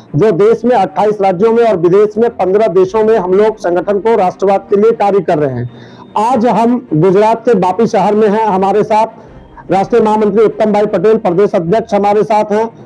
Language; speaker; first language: Hindi; native; Hindi